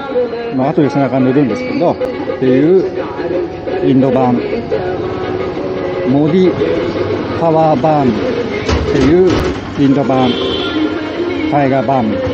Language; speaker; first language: Japanese; native; Japanese